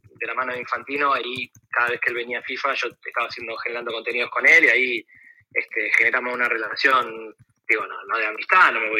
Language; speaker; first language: Spanish; native; Spanish